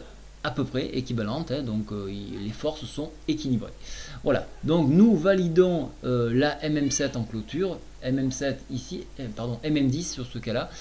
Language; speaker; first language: French; native; French